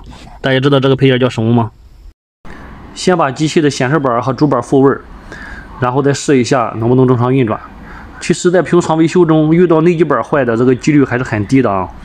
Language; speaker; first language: Chinese; native; Chinese